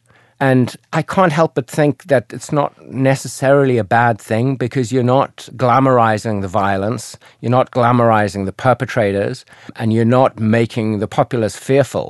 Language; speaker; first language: English; native; English